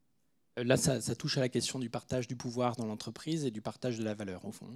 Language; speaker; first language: French; native; French